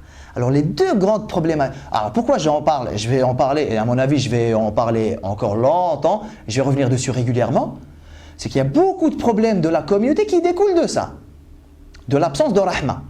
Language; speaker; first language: French; native; French